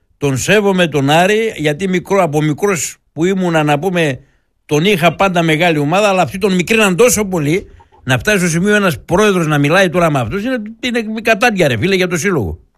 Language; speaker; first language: Greek; native; Greek